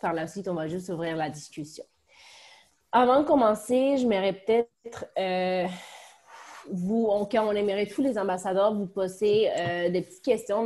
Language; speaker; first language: French; native; French